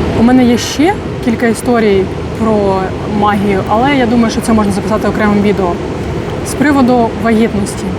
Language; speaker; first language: Ukrainian; non-native, local second language; Russian